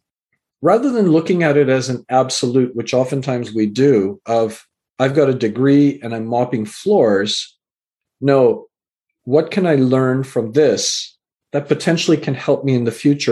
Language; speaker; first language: English; native; English